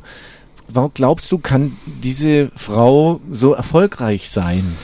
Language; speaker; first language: German; native; German